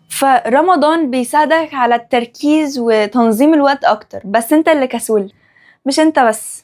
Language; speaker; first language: Arabic; native; Arabic